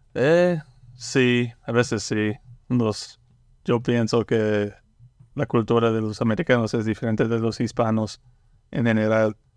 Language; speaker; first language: Spanish; early bilingual, heritage; Spanish